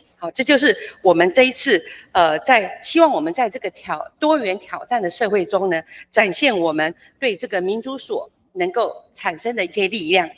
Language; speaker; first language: Chinese; native; Chinese